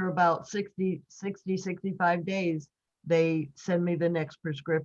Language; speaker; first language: English; native; English